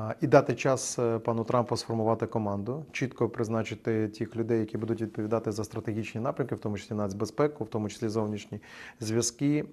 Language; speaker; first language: Ukrainian; native; Ukrainian